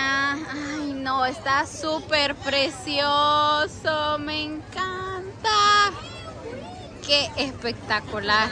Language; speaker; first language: Spanish; native; Spanish